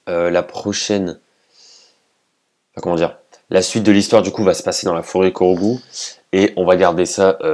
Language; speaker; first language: French; native; French